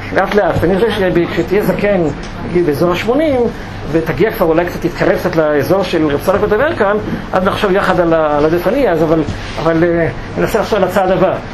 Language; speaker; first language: Hebrew; native; Hebrew